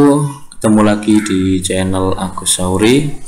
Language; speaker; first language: Indonesian; native; Indonesian